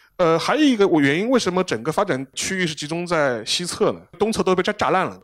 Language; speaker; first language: Chinese; native; Chinese